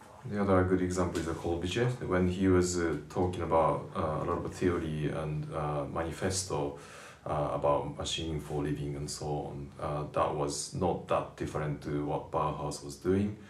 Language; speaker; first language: English; non-native, fluent; Japanese